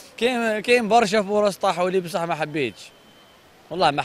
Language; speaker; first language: Arabic; native; Arabic